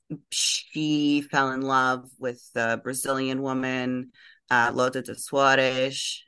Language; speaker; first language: English; native; English